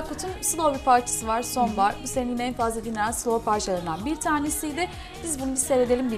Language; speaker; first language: Turkish; native; Turkish